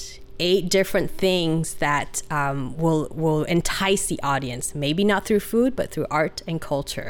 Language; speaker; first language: English; early bilingual, other home language; Vietnamese